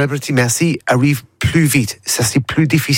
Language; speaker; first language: French; non-native, learner; English